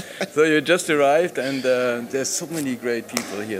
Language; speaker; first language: English; non-native, fluent; German